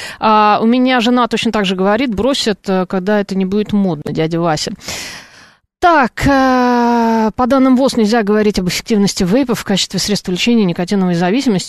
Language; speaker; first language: Russian; native; Russian